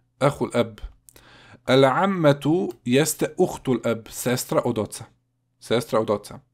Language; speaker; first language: Bosnian; native; Bosnian